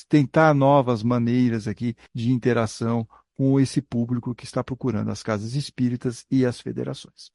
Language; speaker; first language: Portuguese; native; Portuguese